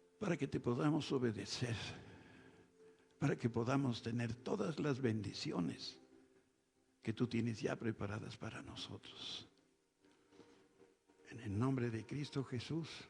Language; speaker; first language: Spanish; native; Spanish